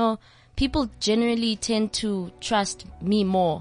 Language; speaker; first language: English; non-native, local second language; Southern Sotho